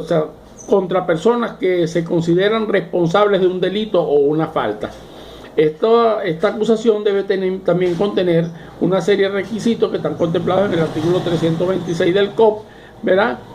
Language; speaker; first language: Spanish; native; Spanish